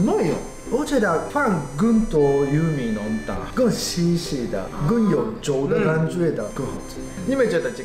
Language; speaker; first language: Chinese; non-native, fluent; Japanese